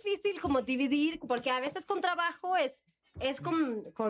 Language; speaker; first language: Spanish; non-native, fluent; Swedish